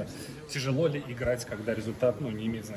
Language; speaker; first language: Russian; native; Russian